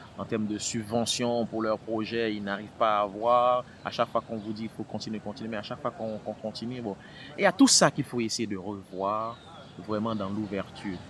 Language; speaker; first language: French; non-native, local second language; Haitian Creole